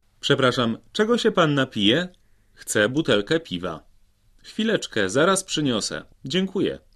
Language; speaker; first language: Polish; native; Polish